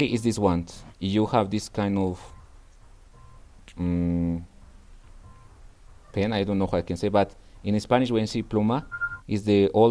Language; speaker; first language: English; non-native, fluent; Spanish